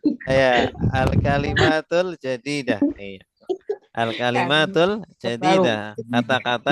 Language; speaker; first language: Indonesian; native; Indonesian